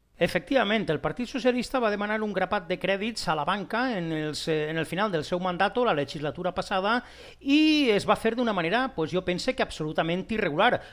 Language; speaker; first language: Catalan; non-native, local second language; Spanish